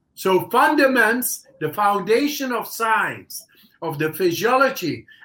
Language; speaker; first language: English; non-native, fluent; Dutch